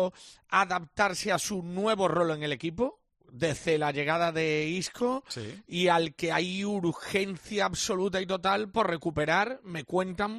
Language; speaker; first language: Spanish; native; Spanish